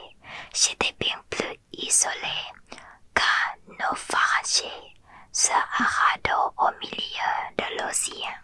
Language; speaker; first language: French; non-native, learner; Thai